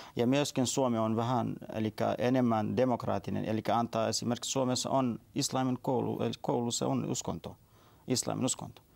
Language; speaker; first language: Finnish; non-native, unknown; Arabic